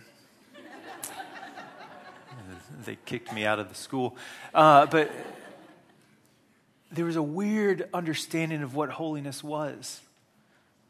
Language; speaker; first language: English; native; English